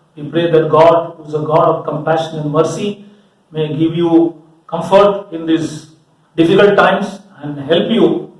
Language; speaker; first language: English; non-native, local second language; Malayalam